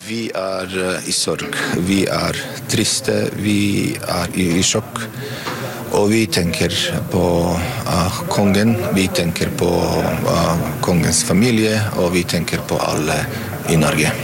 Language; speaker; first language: Norwegian; non-native, fluent; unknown